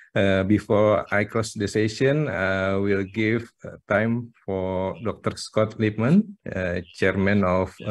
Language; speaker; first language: English; non-native, fluent; Indonesian